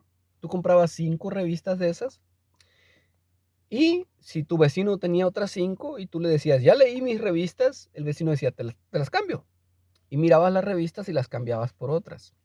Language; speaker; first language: Spanish; native; Spanish